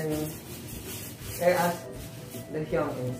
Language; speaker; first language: English; non-native, local second language; Filipino